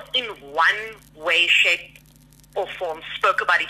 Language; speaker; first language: English; native; English